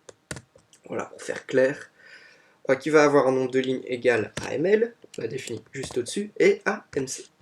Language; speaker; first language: French; native; French